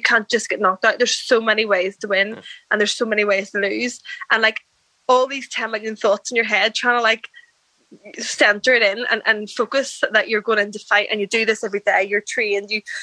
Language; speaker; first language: English; native; English